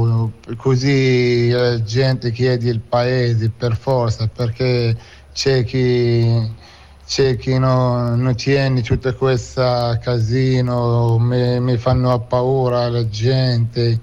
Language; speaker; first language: Italian; non-native, fluent; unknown